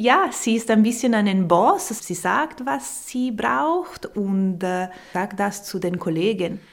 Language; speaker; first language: German; non-native, local second language; Italian